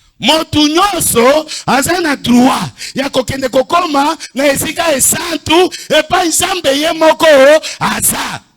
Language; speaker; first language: Lingala; native; Lingala